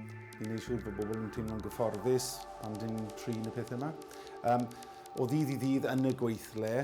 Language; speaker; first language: Welsh; native; Welsh